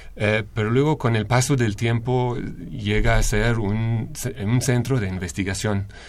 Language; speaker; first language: Spanish; non-native, fluent; English